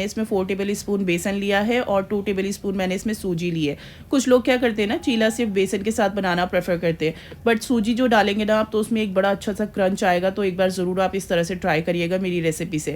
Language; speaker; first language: Hindi; native; Hindi